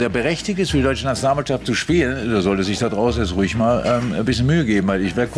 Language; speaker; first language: German; native; German